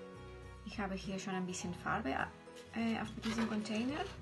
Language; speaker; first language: German; non-native, fluent; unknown